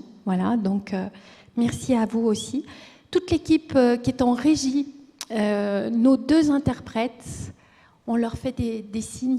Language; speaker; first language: French; native; French